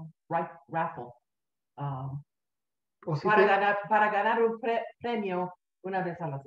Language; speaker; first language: Spanish; early bilingual, heritage; Spanish